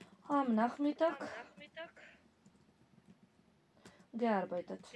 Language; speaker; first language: German; non-native, fluent; Macedonian